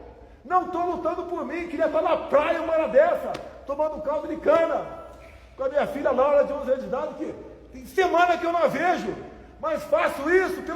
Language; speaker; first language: Portuguese; native; Portuguese